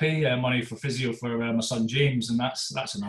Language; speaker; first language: English; native; English